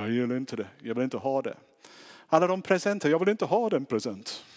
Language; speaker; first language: Swedish; non-native, fluent; English